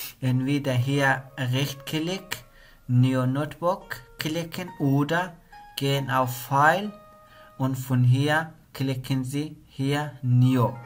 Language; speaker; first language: German; non-native, learner; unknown